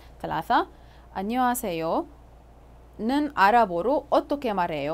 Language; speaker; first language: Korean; non-native, fluent; Arabic